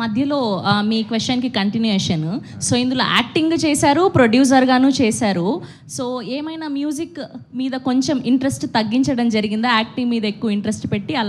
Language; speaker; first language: Telugu; native; Telugu